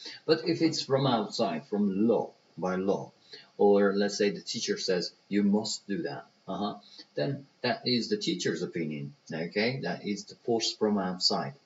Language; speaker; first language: English; non-native, fluent; Persian